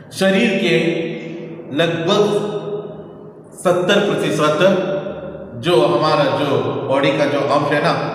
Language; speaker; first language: Hindi; non-native, local second language; Kannada